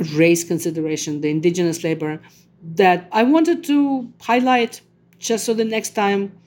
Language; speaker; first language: English; non-native, fluent; Russian